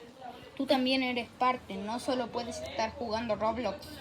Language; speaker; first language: Spanish; native; Spanish